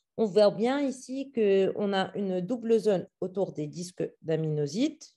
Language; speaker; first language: French; non-native, local second language; Arabic